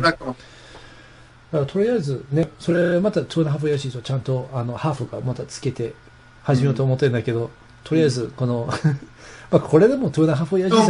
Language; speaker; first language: Japanese; non-native, fluent; English